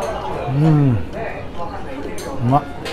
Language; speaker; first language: Japanese; native; Japanese